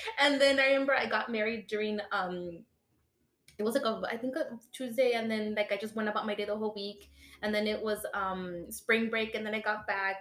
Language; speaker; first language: English; early bilingual, other home language; Spanish